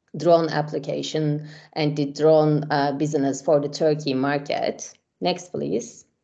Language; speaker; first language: English; non-native, fluent; Turkish